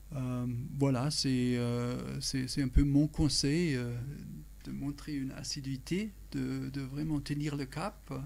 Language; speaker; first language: French; non-native, fluent; German